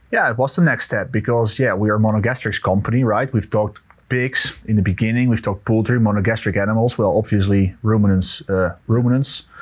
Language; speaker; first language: English; non-native, fluent; Dutch